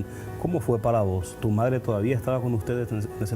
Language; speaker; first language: Spanish; native; Spanish